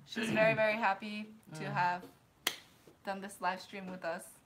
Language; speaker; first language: English; early bilingual, other home language; Korean